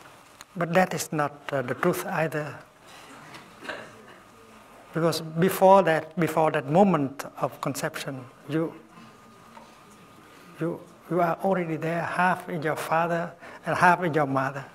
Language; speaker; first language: English; non-native, fluent; Vietnamese